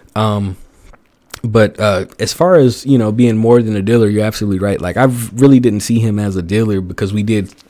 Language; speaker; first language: English; native; English